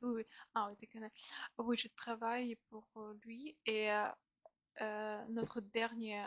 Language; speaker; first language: French; non-native, fluent; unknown